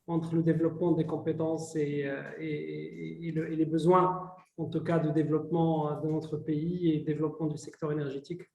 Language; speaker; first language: French; non-native, local second language; Arabic